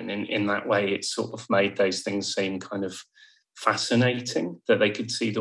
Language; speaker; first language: English; native; English